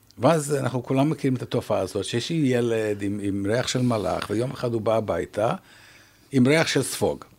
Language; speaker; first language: Hebrew; non-native, fluent; English